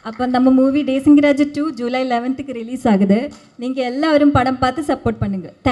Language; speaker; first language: Tamil; non-native, learner; Malayalam